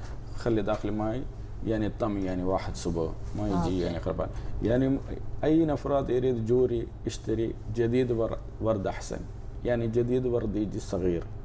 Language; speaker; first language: Arabic; non-native, learner; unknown